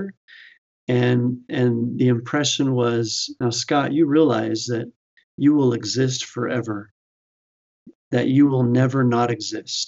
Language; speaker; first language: English; native; English